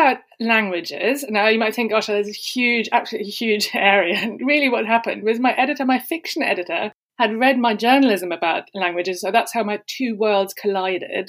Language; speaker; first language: English; non-native, fluent; German